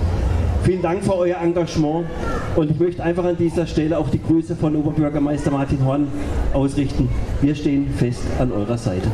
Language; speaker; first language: German; native; German